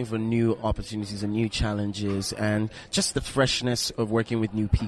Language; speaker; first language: English; non-native, local second language; Igbo